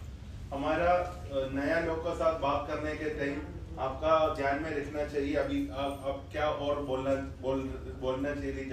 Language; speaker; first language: Hindi; non-native, fluent; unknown